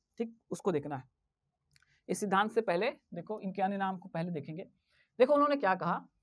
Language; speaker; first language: Hindi; native; Hindi